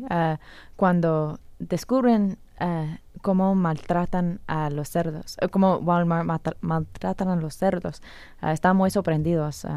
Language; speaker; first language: Spanish; non-native, fluent; English